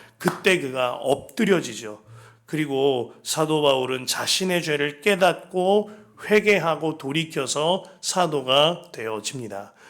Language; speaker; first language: Korean; native; Korean